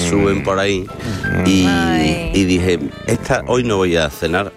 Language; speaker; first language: Spanish; native; Spanish